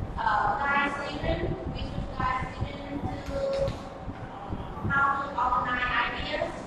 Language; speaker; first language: English; non-native, learner; Vietnamese